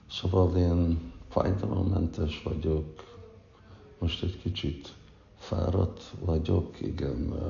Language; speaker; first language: Hungarian; early bilingual, heritage; Hungarian